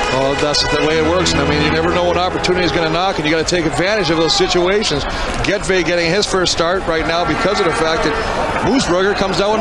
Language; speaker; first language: English; native; English